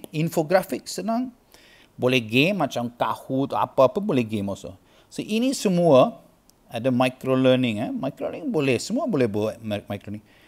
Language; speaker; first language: Malay; non-native, learner; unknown